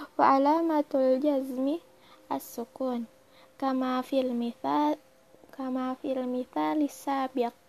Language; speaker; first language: Arabic; non-native, fluent; Malay